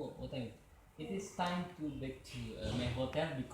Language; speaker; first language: English; non-native, learner; Indonesian